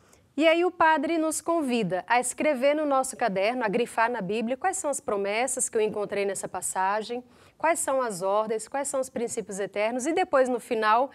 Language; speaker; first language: Portuguese; native; Portuguese